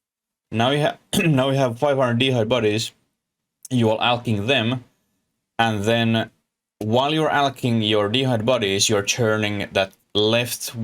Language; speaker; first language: English; non-native, learner; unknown